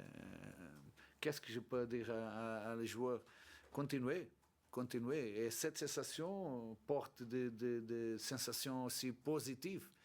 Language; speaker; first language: French; non-native, learner; Portuguese